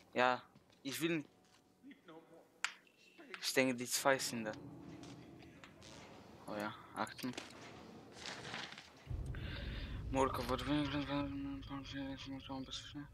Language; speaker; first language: German; early bilingual, other home language; Polish